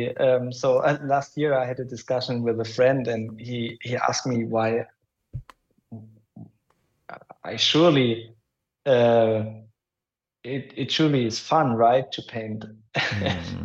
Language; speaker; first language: English; non-native, fluent; German